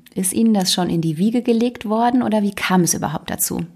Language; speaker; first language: German; native; German